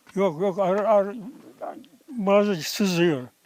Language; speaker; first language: Turkish; native; Turkish